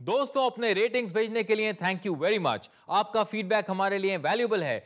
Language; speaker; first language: Hindi; native; Hindi